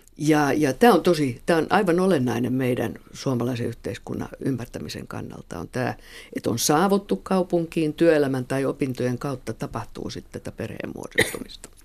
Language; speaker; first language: Finnish; native; Finnish